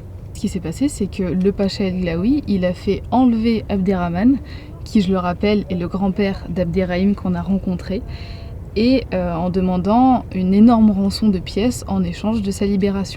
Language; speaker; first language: French; native; French